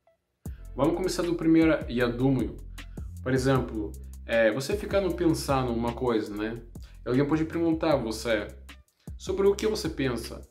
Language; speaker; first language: Portuguese; non-native, learner; Russian